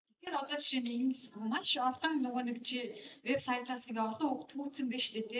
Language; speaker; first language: Mongolian; native; Mongolian